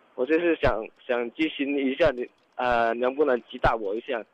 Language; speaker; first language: Chinese; non-native, local second language; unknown